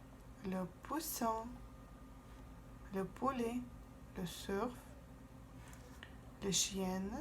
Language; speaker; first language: French; non-native, fluent; Russian